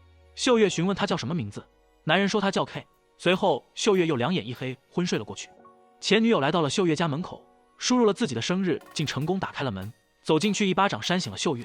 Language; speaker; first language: Chinese; native; Chinese